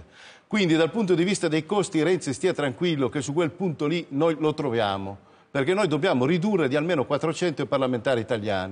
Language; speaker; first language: Italian; native; Italian